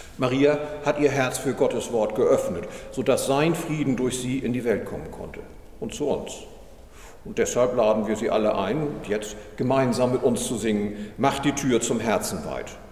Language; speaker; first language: German; native; German